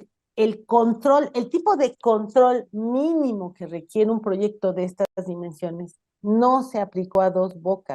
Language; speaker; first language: Spanish; native; Spanish